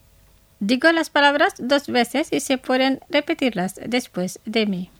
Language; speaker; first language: Spanish; non-native, fluent; Indonesian